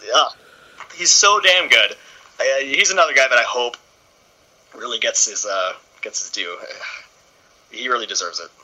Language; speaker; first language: English; native; English